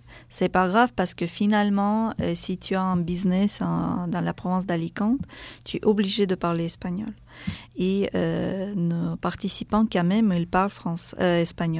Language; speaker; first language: French; non-native, fluent; Russian